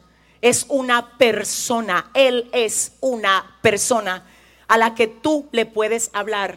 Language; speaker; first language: Spanish; native; Spanish